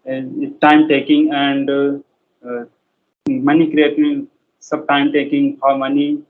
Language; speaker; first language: English; non-native, learner; Hindi